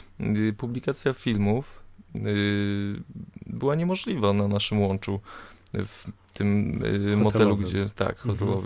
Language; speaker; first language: Polish; native; Polish